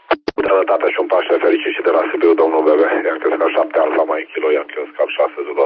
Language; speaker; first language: Romanian; native; Romanian